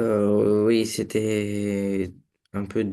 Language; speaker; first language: French; non-native, learner; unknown